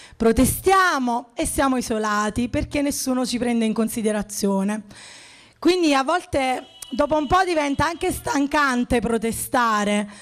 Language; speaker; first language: Italian; native; Italian